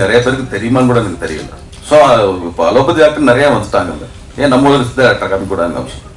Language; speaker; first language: Tamil; native; Tamil